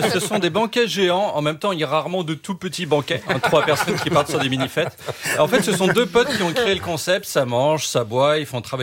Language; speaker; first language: French; non-native, fluent; English